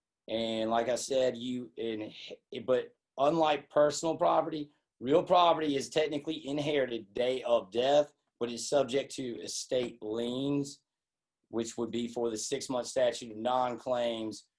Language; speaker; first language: English; native; English